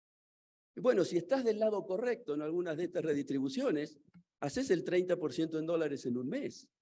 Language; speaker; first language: Spanish; native; Spanish